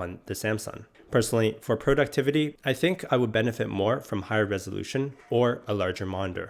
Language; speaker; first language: English; native; English